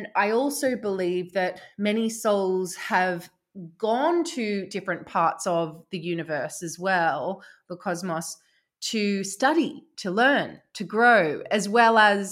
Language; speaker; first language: English; native; English